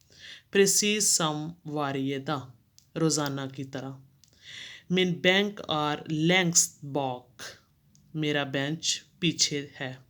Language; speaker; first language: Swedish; non-native, fluent; Urdu